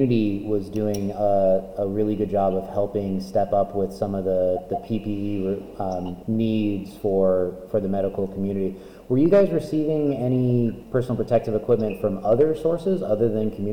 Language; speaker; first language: English; native; English